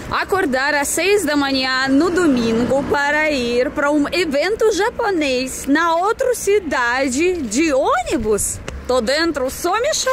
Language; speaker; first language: Portuguese; non-native, fluent; Russian